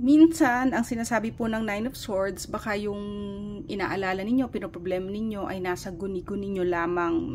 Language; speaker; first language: Filipino; native; Filipino